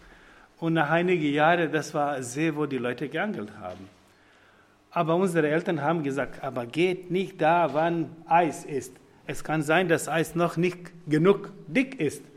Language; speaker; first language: German; non-native, fluent; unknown